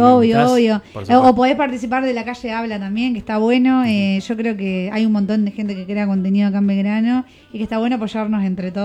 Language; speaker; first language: Spanish; native; Spanish